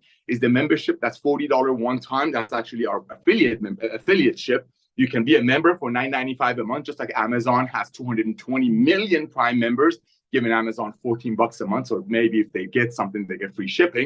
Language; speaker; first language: English; native; English